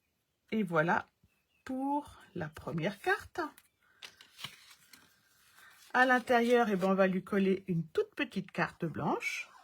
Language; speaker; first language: French; native; French